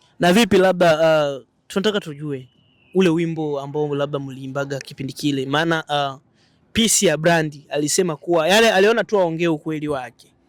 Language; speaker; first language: Swahili; native; Swahili